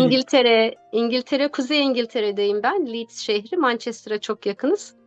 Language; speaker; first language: Turkish; native; Turkish